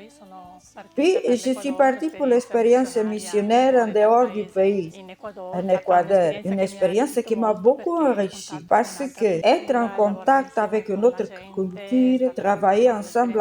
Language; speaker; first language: French; non-native, fluent; Italian